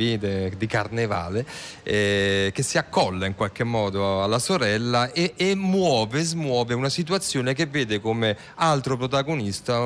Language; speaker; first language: Italian; native; Italian